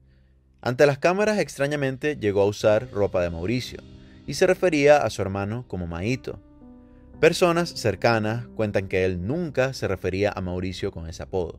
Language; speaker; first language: Spanish; native; Spanish